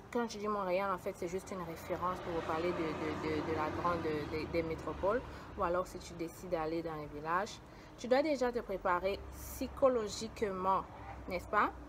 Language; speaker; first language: French; native; French